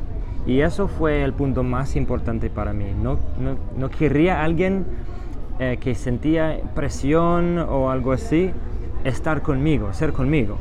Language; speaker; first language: Spanish; non-native, fluent; English